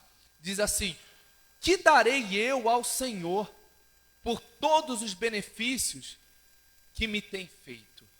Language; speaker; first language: Portuguese; native; Portuguese